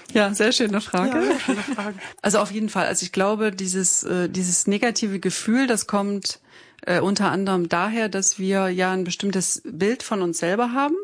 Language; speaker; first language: German; native; German